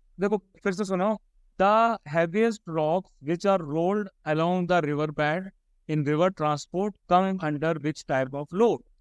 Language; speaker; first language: Hindi; native; Hindi